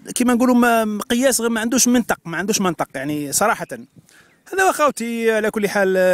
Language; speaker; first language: Arabic; native; Arabic